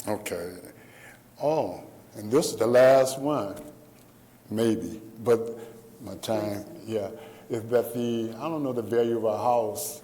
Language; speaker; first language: English; native; English